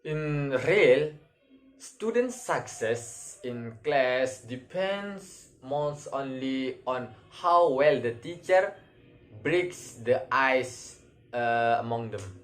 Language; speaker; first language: English; non-native, learner; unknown